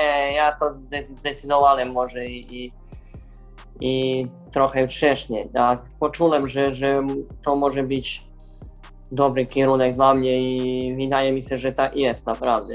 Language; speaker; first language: Polish; non-native, learner; Serbian